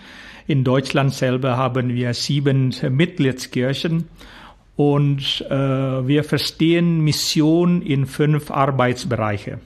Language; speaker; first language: German; non-native, fluent; Indonesian